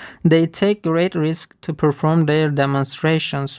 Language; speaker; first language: English; non-native, fluent; Turkish